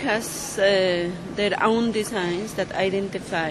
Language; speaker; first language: English; non-native, learner; Spanish